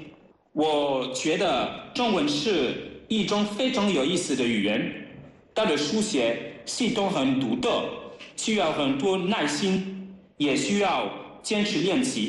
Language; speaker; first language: Chinese; non-native, learner; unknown